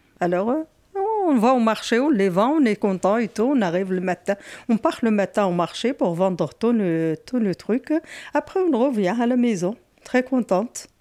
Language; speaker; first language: French; non-native, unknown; Arabic